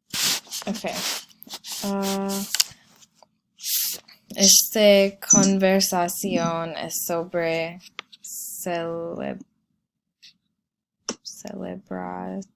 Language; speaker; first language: Spanish; non-native, learner; English